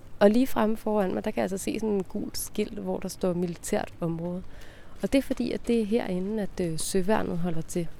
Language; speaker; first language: Danish; native; Danish